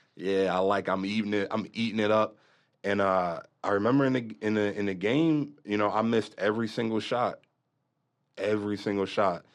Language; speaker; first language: English; native; English